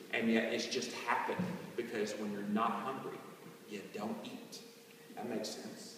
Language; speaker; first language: English; native; English